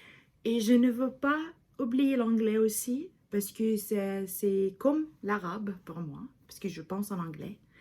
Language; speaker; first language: French; non-native, fluent; English